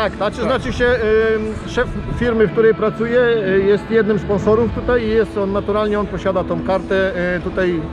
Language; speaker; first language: Polish; native; Polish